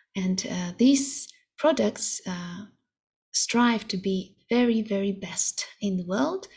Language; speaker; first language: English; non-native, fluent; Russian